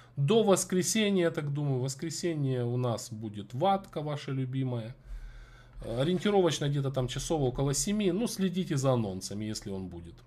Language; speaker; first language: Russian; native; Russian